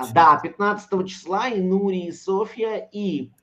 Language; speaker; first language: Russian; native; Russian